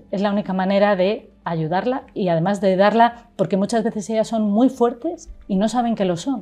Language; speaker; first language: Spanish; native; Spanish